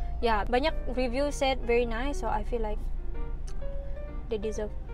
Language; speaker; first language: English; non-native, local second language; Malay